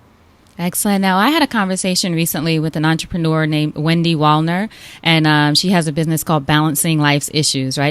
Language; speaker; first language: English; native; English